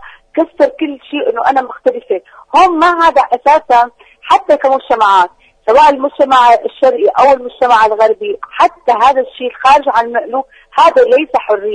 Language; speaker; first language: Arabic; native; Arabic